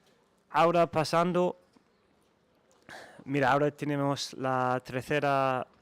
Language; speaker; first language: Spanish; non-native, learner; English